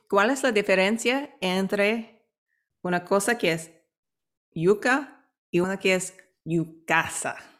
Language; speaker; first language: Spanish; non-native, fluent; English